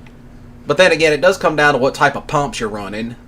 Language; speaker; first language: English; native; English